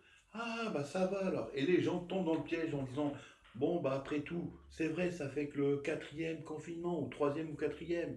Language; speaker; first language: French; native; French